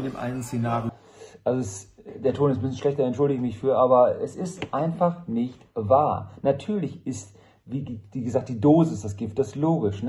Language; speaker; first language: German; native; German